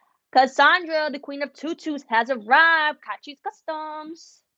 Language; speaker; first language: English; early bilingual, other home language; Spanish